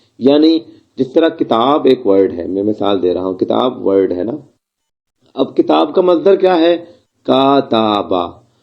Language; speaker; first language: Urdu; non-native, local second language; Baluchi